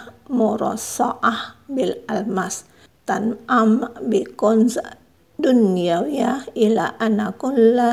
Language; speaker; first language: Arabic; non-native, fluent; Indonesian